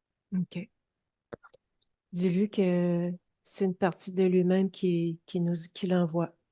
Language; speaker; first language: French; native; French